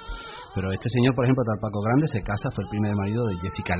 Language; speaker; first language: Spanish; native; Spanish